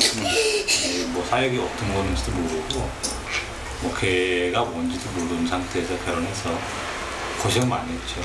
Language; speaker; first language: Korean; non-native, fluent; Nepali